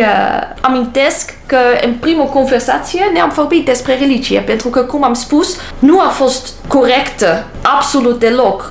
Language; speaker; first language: Romanian; non-native, learner; English